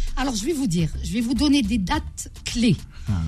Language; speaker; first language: French; non-native, local second language; Arabic